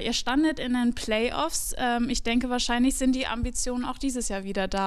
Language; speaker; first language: German; native; German